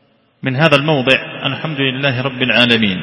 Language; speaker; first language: Arabic; native; Arabic